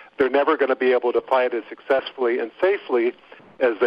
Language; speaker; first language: English; native; English